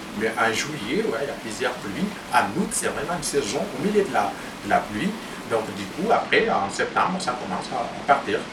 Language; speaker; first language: French; non-native, local second language; Tamasheq